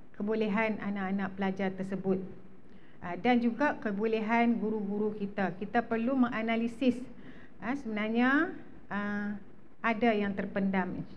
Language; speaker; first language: Malay; native; Malay